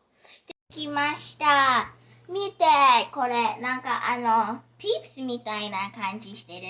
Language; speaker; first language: Japanese; early bilingual, heritage; Japanese